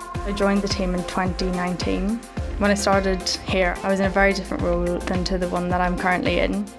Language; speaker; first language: English; native; English